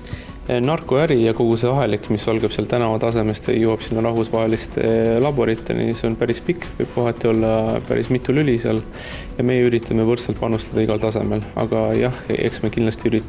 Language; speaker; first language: Estonian; native; Estonian